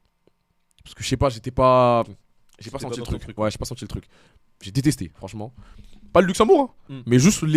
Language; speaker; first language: French; native; French